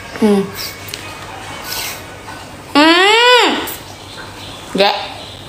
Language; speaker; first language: Vietnamese; non-native, learner; Indonesian